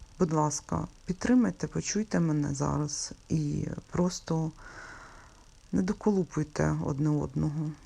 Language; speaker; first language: Ukrainian; non-native, local second language; Russian